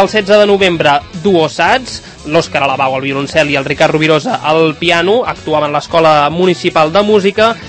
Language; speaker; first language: Catalan; native; Catalan